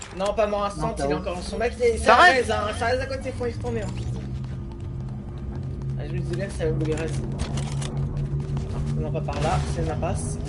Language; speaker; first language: French; native; French